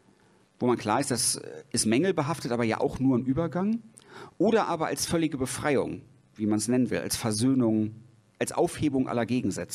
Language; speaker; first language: German; native; German